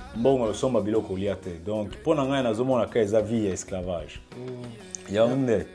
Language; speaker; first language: Lingala; early bilingual, heritage; Lingala